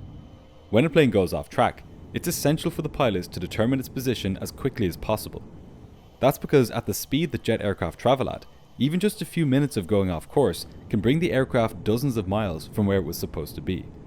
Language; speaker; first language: English; native; English